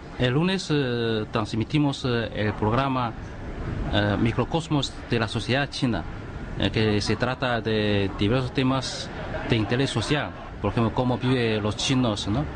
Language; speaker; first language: Spanish; non-native, fluent; Chinese